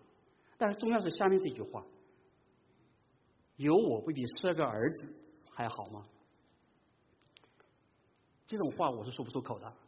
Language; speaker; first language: Chinese; native; Chinese